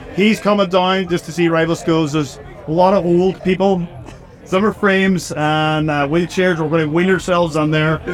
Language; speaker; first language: English; native; English